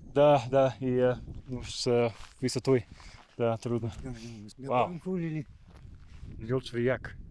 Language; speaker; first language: Russian; non-native, learner; English